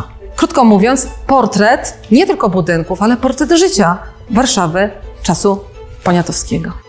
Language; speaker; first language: Polish; native; Polish